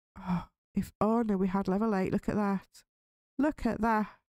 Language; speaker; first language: English; native; English